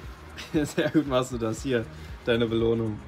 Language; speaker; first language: German; native; German